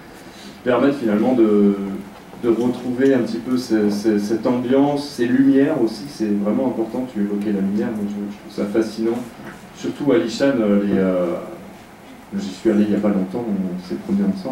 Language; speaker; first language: French; native; French